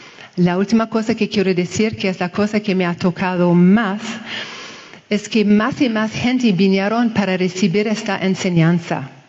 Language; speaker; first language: Spanish; non-native, fluent; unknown